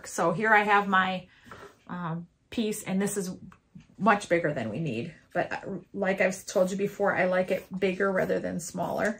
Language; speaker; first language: English; native; English